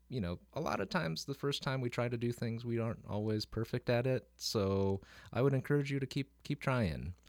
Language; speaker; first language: English; early bilingual, other home language; Filipino